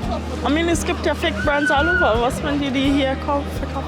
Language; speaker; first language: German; non-native, fluent; English